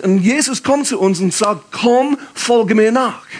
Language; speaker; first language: German; non-native, fluent; English